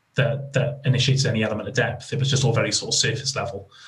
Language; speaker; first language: English; native; English